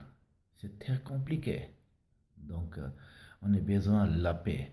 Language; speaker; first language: French; non-native, learner; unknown